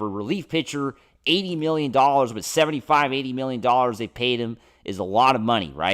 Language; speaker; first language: English; native; English